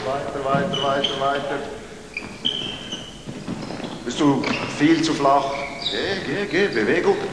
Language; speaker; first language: German; non-native, fluent; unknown